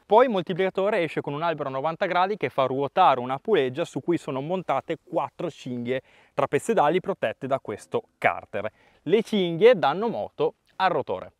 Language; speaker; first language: Italian; native; Italian